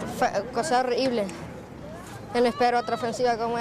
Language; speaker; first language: Spanish; native; Spanish